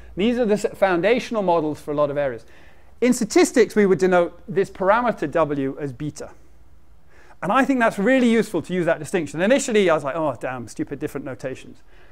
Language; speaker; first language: English; native; English